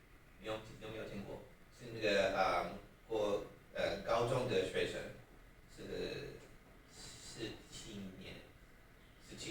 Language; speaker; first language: Chinese; non-native, fluent; English